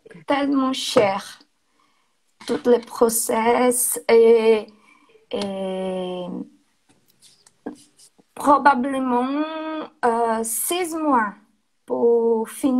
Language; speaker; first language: French; non-native, learner; Portuguese